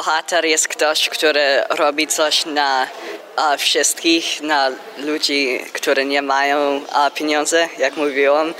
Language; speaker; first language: Polish; early bilingual, heritage; Polish